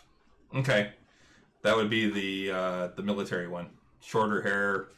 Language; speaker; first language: English; native; English